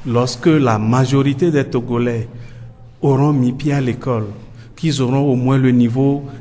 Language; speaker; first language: French; non-native, local second language; Ewe